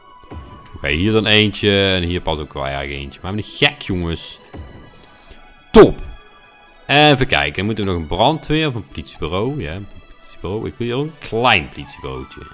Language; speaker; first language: Dutch; native; Dutch